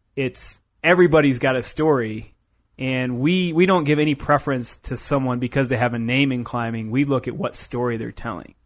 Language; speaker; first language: English; native; English